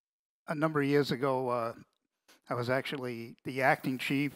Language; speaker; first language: English; native; English